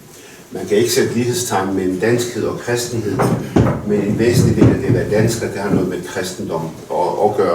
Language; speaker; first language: Danish; early bilingual, other home language; Arabic